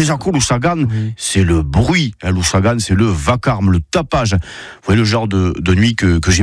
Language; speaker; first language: French; native; French